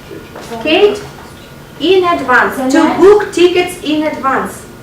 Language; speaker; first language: English; non-native, fluent; Russian